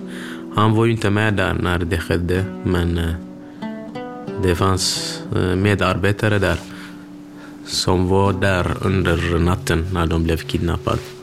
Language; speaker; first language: Swedish; early bilingual, other home language; Kurdish